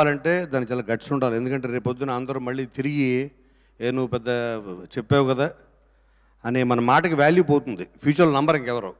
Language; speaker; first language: Telugu; native; Telugu